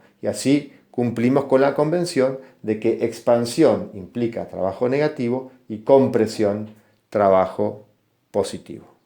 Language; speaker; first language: Spanish; native; Spanish